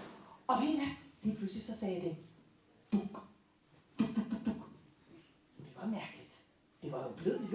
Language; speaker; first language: Danish; native; Danish